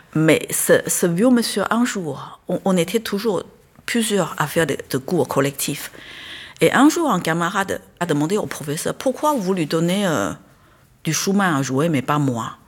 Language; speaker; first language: French; non-native, fluent; Chinese